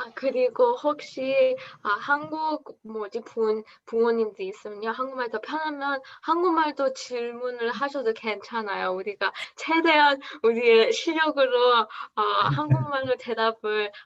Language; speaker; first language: Korean; early bilingual, other home language; English